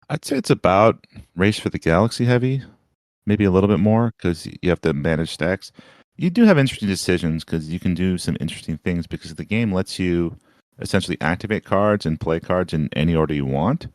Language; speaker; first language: English; native; English